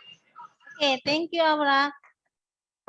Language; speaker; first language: English; non-native, learner; Indonesian